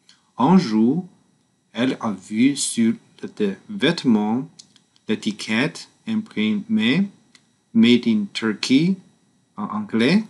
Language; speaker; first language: French; non-native, learner; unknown